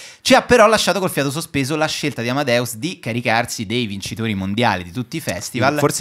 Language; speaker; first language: Italian; native; Italian